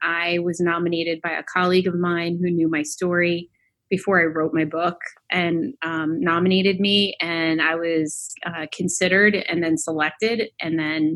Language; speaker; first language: English; native; English